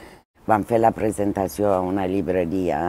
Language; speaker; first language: Catalan; non-native, fluent; Romanian